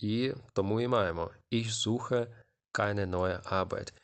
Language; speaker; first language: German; non-native, fluent; Ukrainian